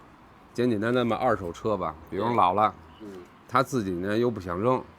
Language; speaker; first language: Chinese; native; Chinese